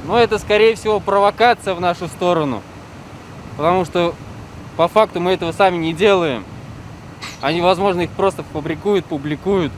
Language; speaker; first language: Russian; native; Russian